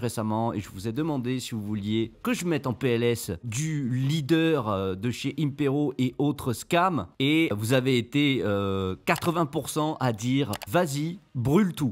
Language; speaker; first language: French; native; French